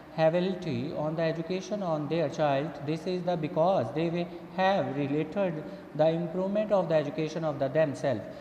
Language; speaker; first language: English; non-native, local second language; Punjabi